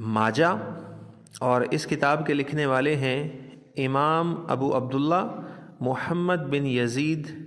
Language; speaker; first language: Urdu; non-native, local second language; Punjabi